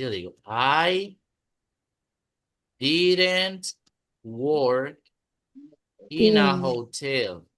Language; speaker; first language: English; non-native, fluent; Spanish